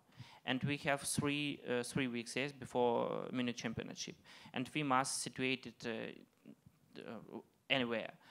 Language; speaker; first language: English; non-native, learner; Ukrainian